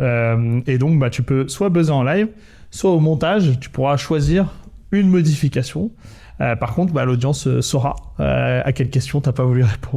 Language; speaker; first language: French; native; French